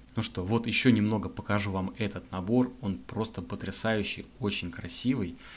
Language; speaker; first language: Russian; native; Russian